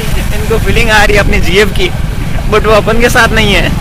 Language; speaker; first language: Hindi; native; Hindi